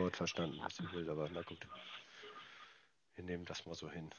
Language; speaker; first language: German; native; German